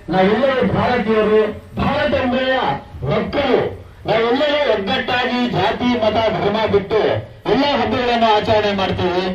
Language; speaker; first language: Kannada; non-native, local second language; Urdu